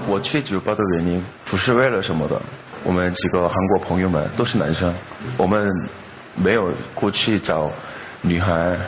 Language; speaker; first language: Chinese; non-native, fluent; Korean